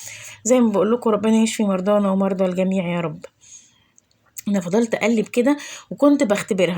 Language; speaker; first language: Arabic; native; Arabic